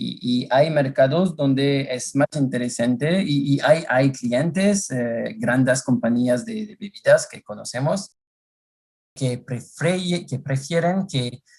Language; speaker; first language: Spanish; non-native, fluent; French